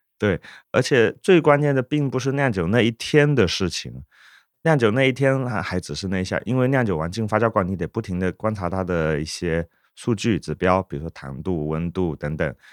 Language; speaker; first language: Chinese; native; Chinese